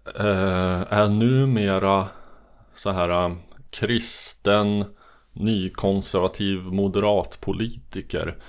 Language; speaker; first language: Swedish; native; Swedish